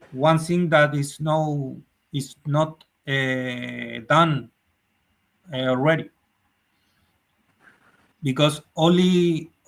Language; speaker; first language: English; non-native, learner; Spanish